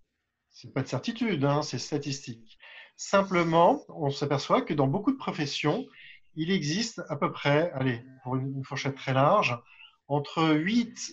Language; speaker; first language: French; native; French